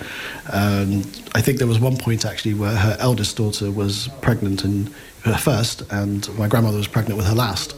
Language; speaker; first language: English; native; English